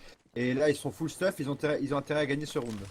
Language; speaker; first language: French; native; French